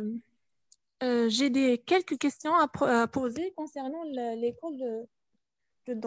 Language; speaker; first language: French; non-native, fluent; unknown